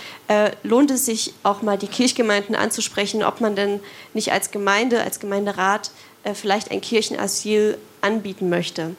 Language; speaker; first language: German; native; German